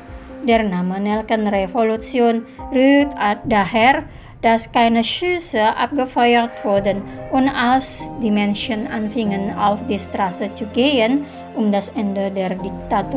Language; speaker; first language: German; non-native, fluent; Indonesian